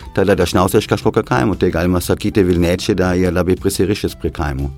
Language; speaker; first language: Lithuanian; non-native, fluent; German